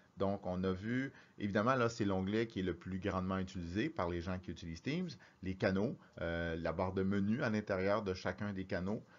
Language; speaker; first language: French; native; French